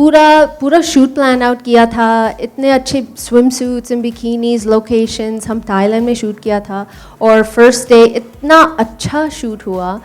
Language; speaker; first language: Hindi; non-native, learner; English